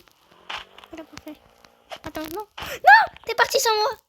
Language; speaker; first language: French; native; French